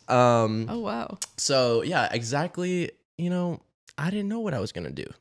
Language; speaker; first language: English; native; English